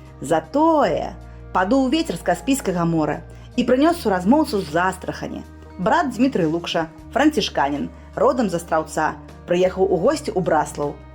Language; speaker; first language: Belarusian; native; Belarusian